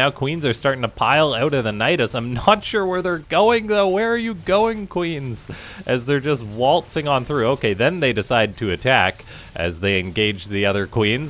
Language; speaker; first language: English; native; English